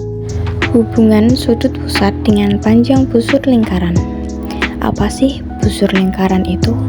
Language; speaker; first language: Indonesian; native; Indonesian